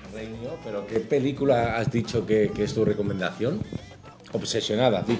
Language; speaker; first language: Spanish; native; Spanish